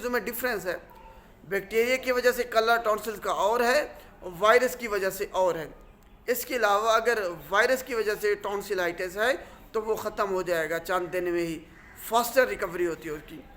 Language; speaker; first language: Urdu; non-native, local second language; Punjabi